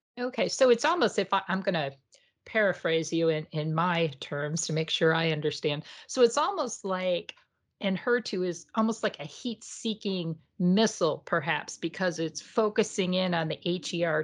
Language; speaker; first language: English; native; English